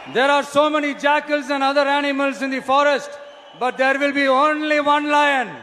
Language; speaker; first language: English; non-native, local second language; Tamil